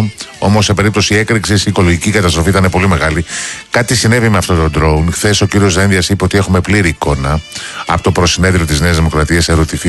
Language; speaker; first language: Greek; native; Greek